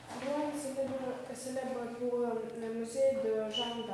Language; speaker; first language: French; non-native, learner; Russian